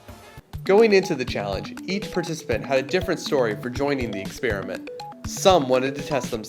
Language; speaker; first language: English; native; English